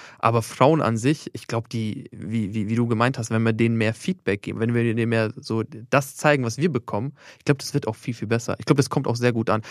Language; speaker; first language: German; early bilingual, other home language; Albanian